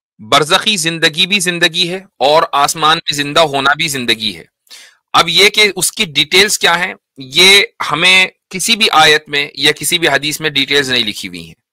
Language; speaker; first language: Hindi; native; Hindi